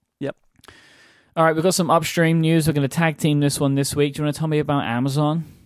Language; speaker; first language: English; native; English